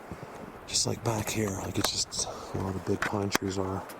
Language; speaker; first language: English; native; English